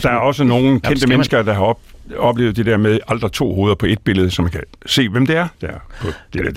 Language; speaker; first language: Danish; native; Danish